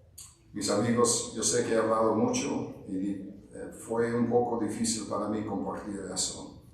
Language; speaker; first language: Spanish; non-native, fluent; English